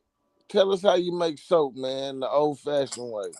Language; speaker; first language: English; native; English